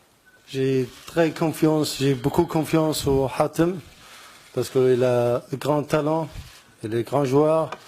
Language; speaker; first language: French; non-native, learner; Arabic